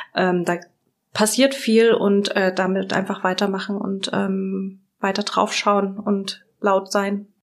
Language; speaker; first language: German; native; German